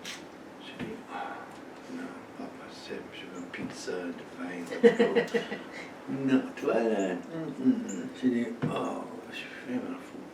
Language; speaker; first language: French; non-native, fluent; English